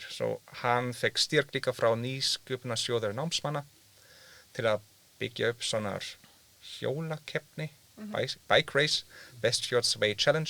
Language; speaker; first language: Icelandic; non-native, learner; German